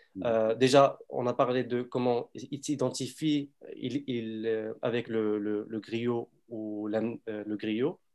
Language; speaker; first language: French; non-native, fluent; Arabic